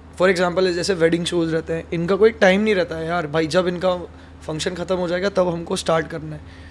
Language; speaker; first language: Hindi; native; Hindi